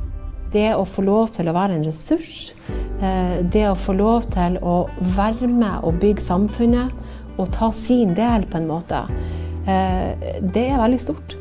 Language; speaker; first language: Norwegian; native; Norwegian